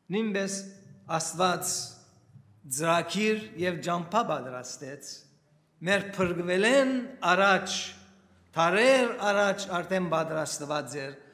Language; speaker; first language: Armenian; early bilingual, heritage; Armenian